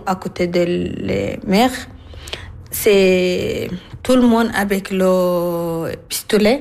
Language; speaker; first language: French; non-native, learner; Arabic